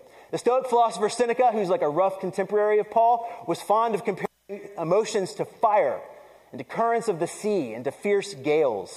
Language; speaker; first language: English; native; English